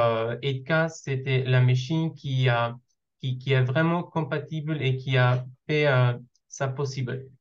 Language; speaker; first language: French; non-native, learner; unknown